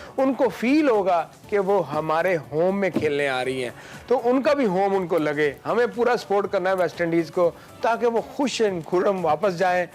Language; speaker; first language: Urdu; non-native, local second language; Punjabi